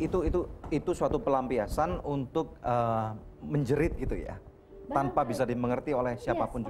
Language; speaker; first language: Indonesian; native; Indonesian